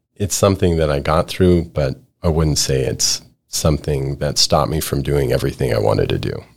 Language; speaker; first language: English; native; English